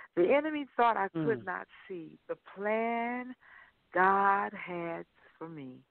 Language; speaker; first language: English; native; English